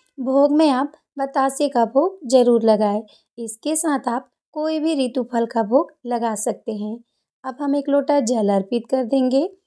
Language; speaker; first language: Hindi; native; Hindi